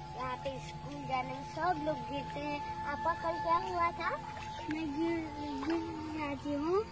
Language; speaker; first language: Hindi; non-native, local second language; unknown